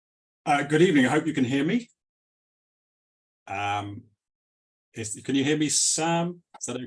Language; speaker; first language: English; native; English